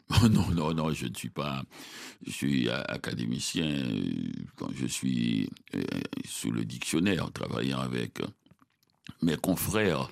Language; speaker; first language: French; non-native, local second language; Haitian Creole